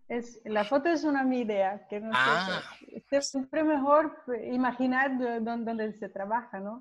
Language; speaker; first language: Spanish; non-native, learner; Italian